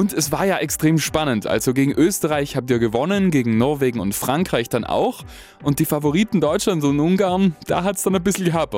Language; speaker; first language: German; native; German